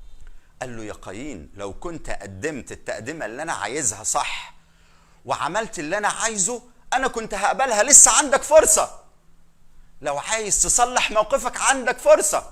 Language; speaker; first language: Arabic; native; Arabic